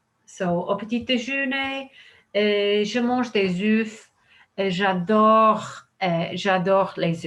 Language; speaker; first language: French; non-native, fluent; English